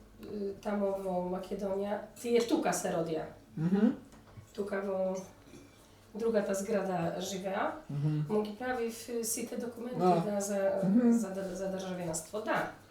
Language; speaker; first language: Macedonian; early bilingual, heritage; Polish